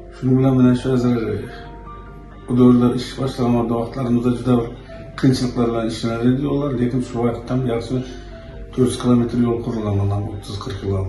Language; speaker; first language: Uzbek; native; Uzbek